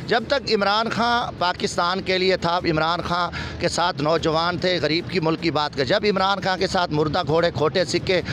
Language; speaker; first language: Urdu; non-native, local second language; Saraiki